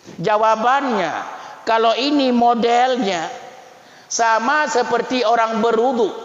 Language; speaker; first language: Malay; non-native, local second language; Achinese